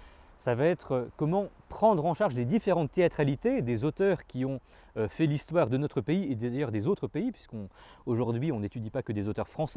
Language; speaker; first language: French; native; French